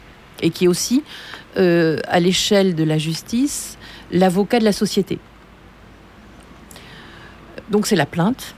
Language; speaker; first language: French; native; French